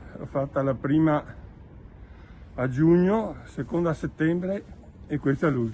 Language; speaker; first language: Italian; native; Italian